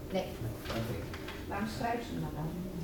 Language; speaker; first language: Dutch; non-native, fluent; Finnish